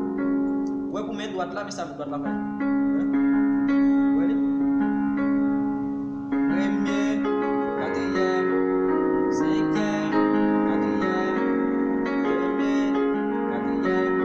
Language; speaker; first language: French; non-native, local second language; Haitian Creole